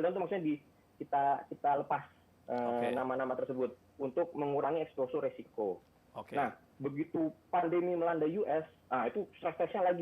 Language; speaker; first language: Indonesian; native; Indonesian